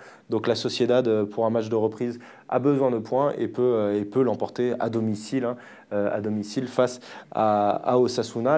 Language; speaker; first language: French; native; French